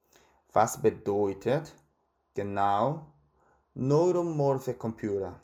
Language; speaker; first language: German; non-native, fluent; Korean